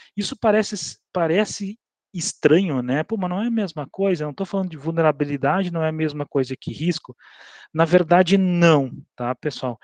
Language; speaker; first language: Portuguese; native; Portuguese